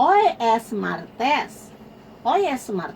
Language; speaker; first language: Spanish; non-native, fluent; Filipino